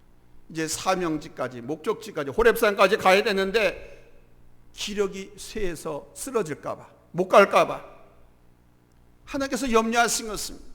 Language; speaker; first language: Korean; native; Korean